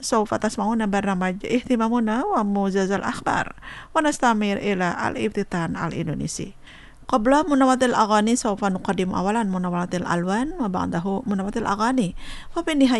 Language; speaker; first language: Arabic; non-native, fluent; Indonesian